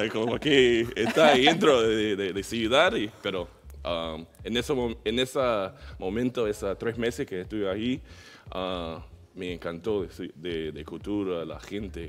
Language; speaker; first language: Spanish; non-native, learner; English